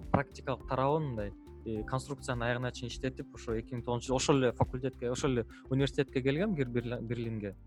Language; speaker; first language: Kyrgyz; native; Kyrgyz